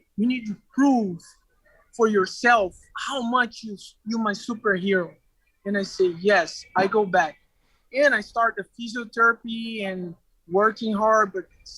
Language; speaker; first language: English; non-native, learner; Portuguese